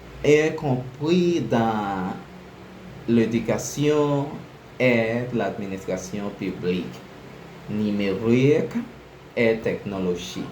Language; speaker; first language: French; non-native, learner; Spanish